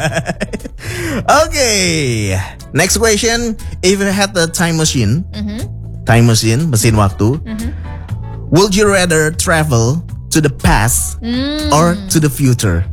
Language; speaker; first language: English; non-native, fluent; Indonesian